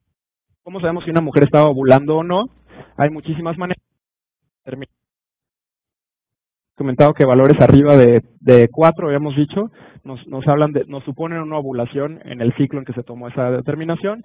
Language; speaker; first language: Spanish; native; Spanish